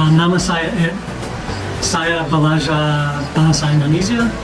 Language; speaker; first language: Indonesian; non-native, learner; English